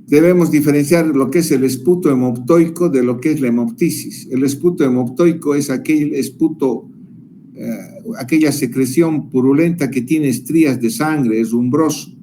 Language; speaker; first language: Spanish; native; Spanish